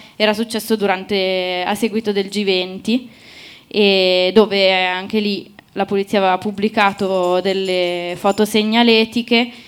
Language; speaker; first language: Italian; native; Italian